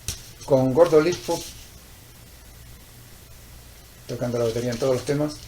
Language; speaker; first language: Spanish; native; Spanish